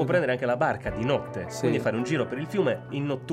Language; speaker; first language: Italian; native; Italian